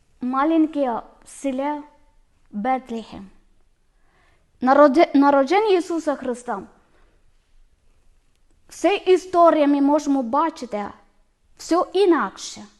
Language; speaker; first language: Ukrainian; non-native, learner; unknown